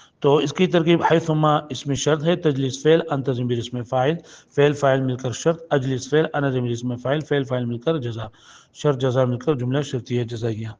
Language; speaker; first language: Urdu; non-native, local second language; Pashto